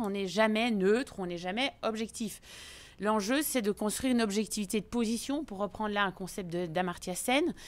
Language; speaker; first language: French; native; French